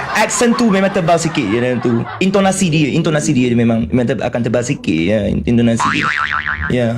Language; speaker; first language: Malay; non-native, local second language; Chinese